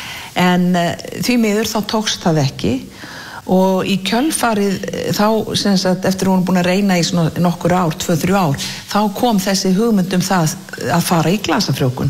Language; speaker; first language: Icelandic; native; Icelandic